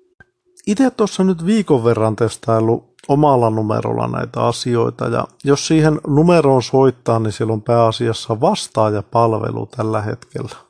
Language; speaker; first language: Finnish; native; Finnish